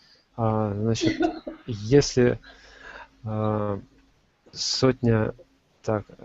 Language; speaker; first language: Russian; native; Russian